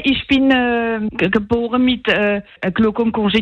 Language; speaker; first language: German; non-native, local second language; French